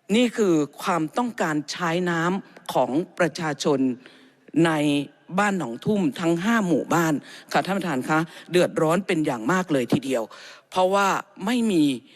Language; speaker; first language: Thai; native; Thai